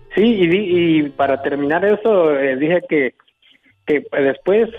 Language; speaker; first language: Spanish; native; Spanish